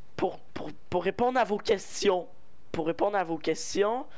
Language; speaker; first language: French; native; French